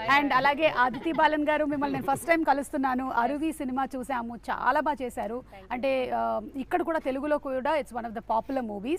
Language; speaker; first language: Telugu; native; Telugu